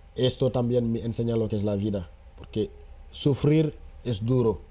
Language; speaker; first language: Spanish; non-native, fluent; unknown